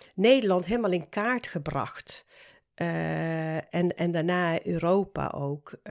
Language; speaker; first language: Dutch; non-native, fluent; Swedish